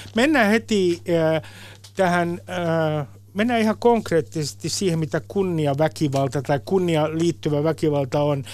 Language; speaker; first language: Finnish; native; Finnish